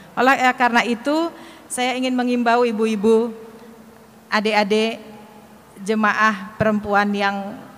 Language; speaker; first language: Indonesian; non-native, fluent; Arabic